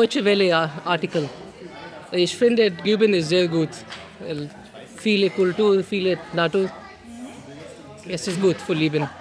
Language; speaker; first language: German; non-native, learner; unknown